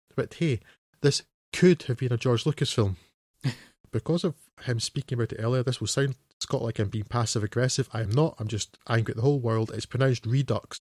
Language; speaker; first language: English; native; English